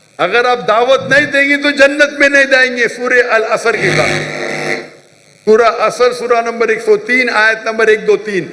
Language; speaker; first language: Urdu; non-native, local second language; Konkani